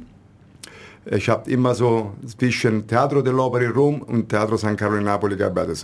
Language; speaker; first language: German; non-native, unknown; Italian